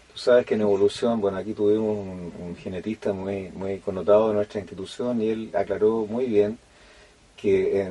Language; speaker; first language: Spanish; native; Spanish